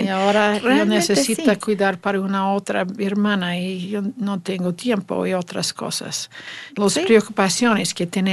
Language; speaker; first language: Spanish; non-native, learner; English